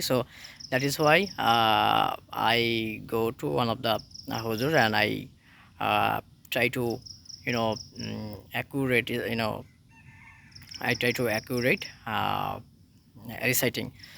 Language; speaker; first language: English; non-native, local second language; Bangla